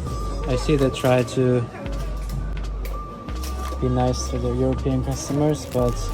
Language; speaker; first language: English; non-native, fluent; German